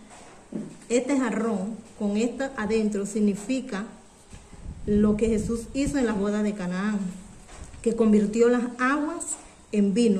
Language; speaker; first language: Spanish; native; Spanish